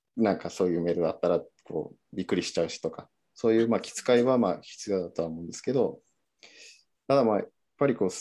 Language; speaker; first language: Japanese; non-native, fluent; Spanish